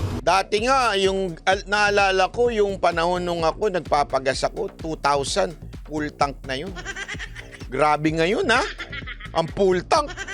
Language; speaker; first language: Filipino; native; Filipino